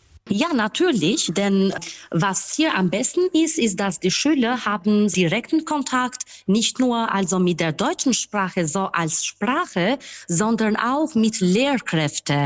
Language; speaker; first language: German; non-native, fluent; Albanian